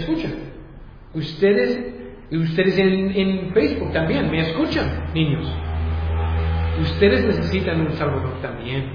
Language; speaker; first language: Spanish; non-native, fluent; English